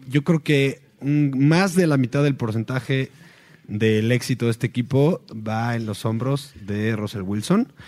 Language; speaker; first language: Spanish; native; Spanish